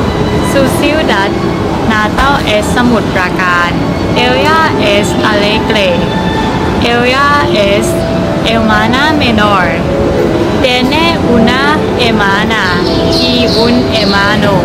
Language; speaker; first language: Spanish; non-native, learner; Thai